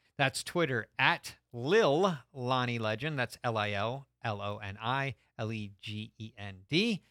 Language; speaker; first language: English; native; English